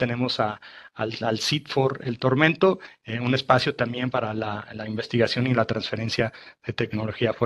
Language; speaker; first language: Spanish; native; Spanish